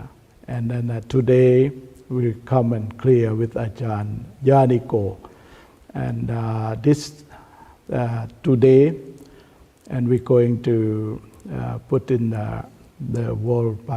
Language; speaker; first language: English; non-native, learner; Thai